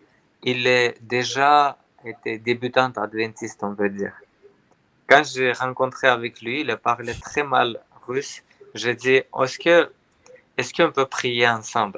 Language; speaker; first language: French; non-native, learner; Armenian